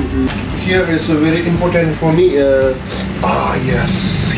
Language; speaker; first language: English; non-native, learner; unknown